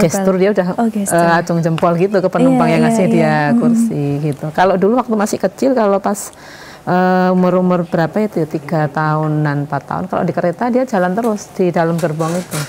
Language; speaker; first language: Indonesian; native; Indonesian